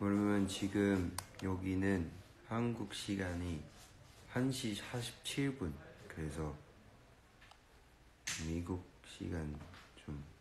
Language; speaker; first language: Korean; non-native, learner; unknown